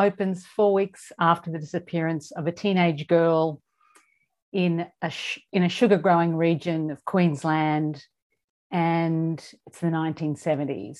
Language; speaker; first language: English; native; English